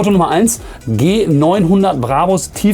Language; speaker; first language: German; native; German